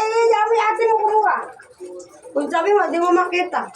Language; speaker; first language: Filipino; native; Filipino